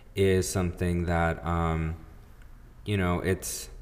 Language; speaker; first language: English; early bilingual, other home language; Spanish